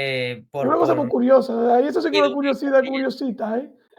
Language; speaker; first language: Spanish; native; Spanish